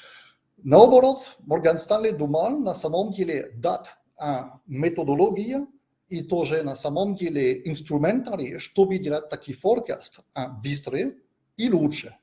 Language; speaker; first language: Russian; non-native, fluent; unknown